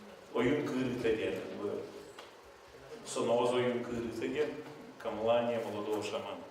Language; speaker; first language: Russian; non-native, local second language; Yakut